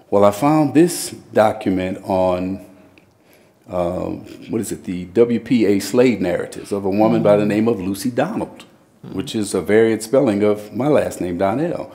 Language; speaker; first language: English; native; English